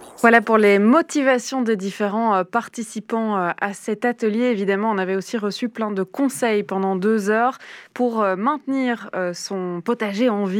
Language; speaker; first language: French; native; French